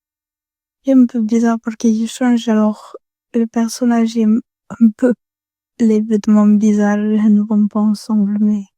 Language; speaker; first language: French; non-native, learner; Spanish